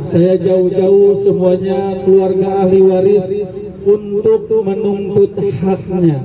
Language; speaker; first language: Indonesian; native; Indonesian